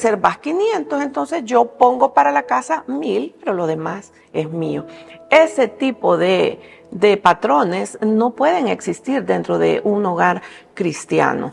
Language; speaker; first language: Spanish; native; Spanish